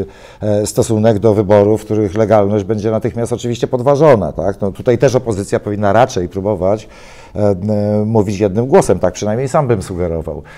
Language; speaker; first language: Polish; native; Polish